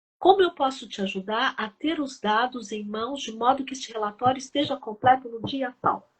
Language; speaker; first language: Portuguese; early bilingual, other home language; Chinese